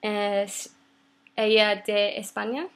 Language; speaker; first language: Spanish; non-native, learner; English